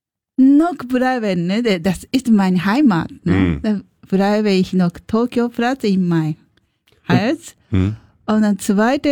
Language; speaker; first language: German; non-native, learner; Japanese